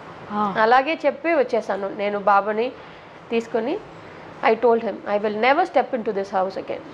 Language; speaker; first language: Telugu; non-native, local second language; Tamil